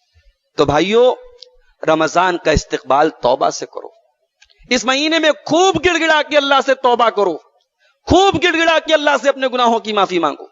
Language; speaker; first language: Urdu; native; Urdu